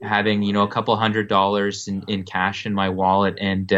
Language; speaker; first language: English; native; English